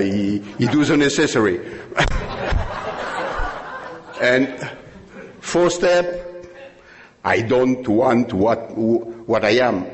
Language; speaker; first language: English; non-native, learner; French